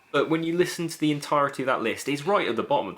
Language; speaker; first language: English; native; English